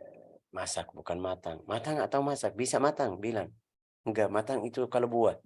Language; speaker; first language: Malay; non-native, learner; Arabic